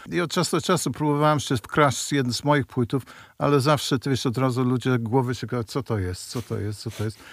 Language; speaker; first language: Polish; early bilingual, heritage; Polish